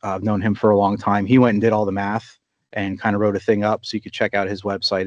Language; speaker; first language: English; native; English